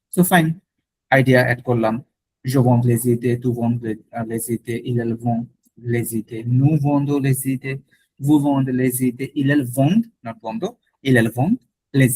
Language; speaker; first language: French; non-native, learner; Bangla